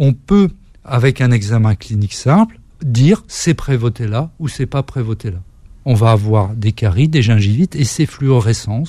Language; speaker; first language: French; native; French